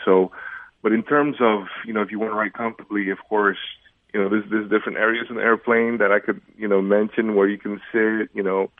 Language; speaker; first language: English; early bilingual, other home language; Indonesian